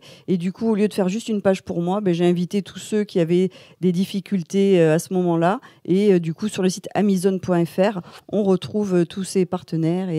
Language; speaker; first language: French; native; French